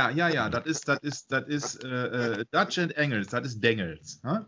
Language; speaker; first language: Dutch; non-native, fluent; German